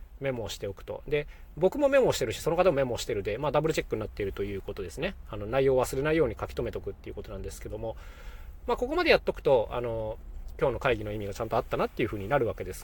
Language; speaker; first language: Japanese; native; Japanese